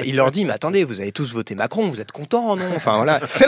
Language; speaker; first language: French; native; French